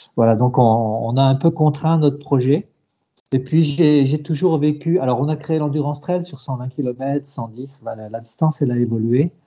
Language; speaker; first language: French; native; French